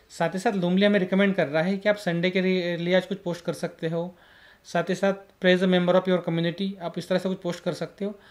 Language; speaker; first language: Hindi; native; Hindi